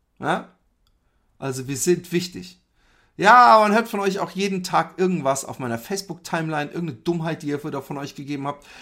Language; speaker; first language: German; early bilingual, other home language; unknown